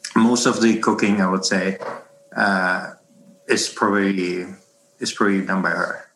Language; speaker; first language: English; non-native, fluent; German